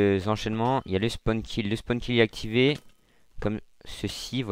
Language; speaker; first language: French; native; French